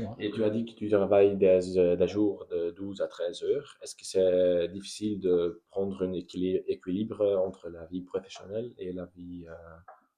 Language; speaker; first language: French; non-native, learner; Dutch